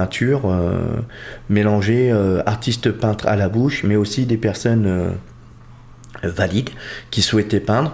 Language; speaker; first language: French; early bilingual, other home language; Portuguese